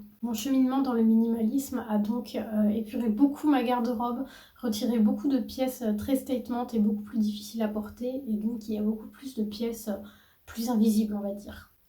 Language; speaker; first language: French; native; French